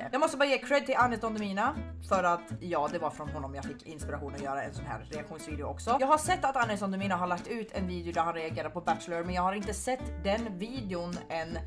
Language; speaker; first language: Swedish; native; Swedish